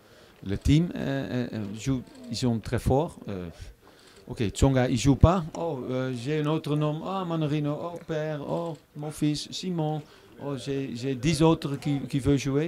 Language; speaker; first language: French; non-native, learner; Dutch